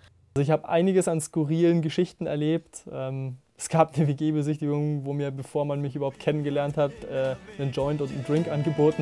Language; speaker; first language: German; native; German